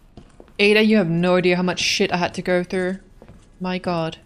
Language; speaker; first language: English; native; English